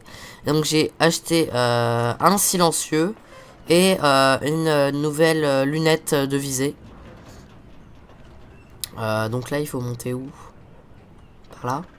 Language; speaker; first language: French; native; French